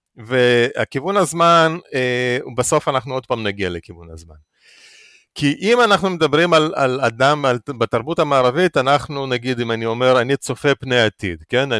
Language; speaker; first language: Hebrew; early bilingual, other home language; Russian